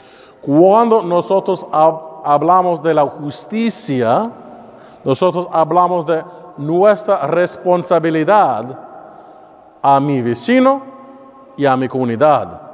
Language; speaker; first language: Spanish; non-native, learner; English